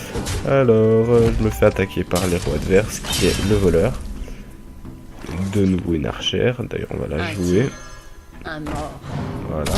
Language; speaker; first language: French; native; French